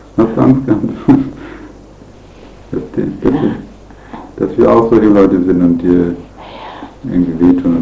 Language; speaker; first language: German; native; German